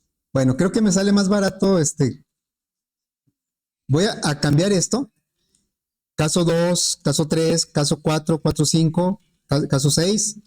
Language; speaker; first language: Spanish; native; Spanish